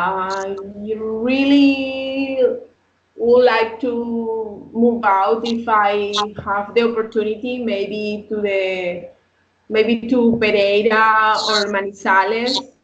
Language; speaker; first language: English; non-native, learner; Spanish